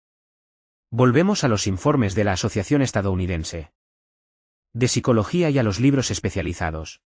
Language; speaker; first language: Spanish; non-native, fluent; Arabic